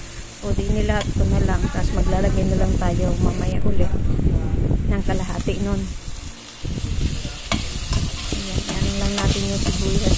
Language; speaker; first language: Filipino; native; Filipino